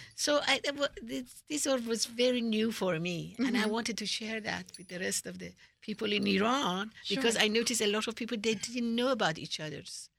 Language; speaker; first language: English; non-native, fluent; Persian